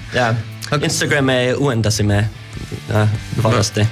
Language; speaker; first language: Estonian; non-native, learner; English